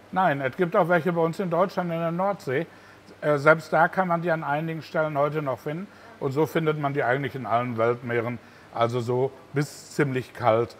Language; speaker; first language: German; native; German